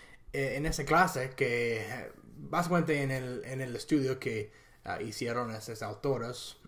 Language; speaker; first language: Spanish; non-native, fluent; English